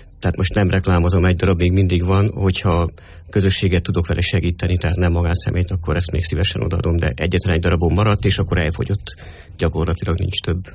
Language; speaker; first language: Hungarian; native; Hungarian